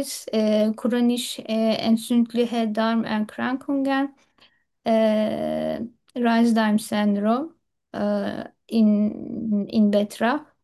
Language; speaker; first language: German; non-native, learner; Turkish